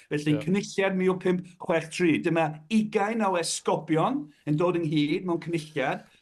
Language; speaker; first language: Welsh; native; Welsh